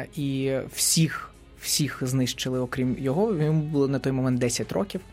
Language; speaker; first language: Ukrainian; non-native, local second language; Russian